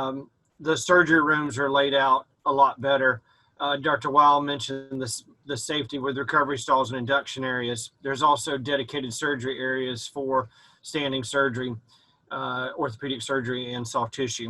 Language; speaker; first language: English; native; English